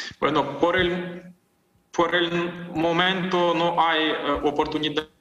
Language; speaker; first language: Spanish; non-native, fluent; Ukrainian